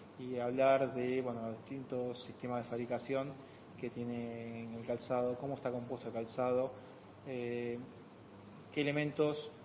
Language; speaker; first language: Spanish; non-native, fluent; Korean